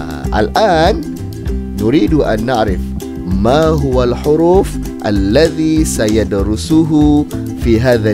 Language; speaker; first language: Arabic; non-native, fluent; Malay